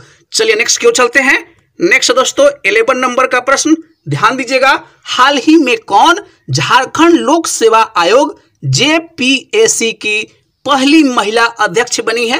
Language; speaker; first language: Hindi; native; Hindi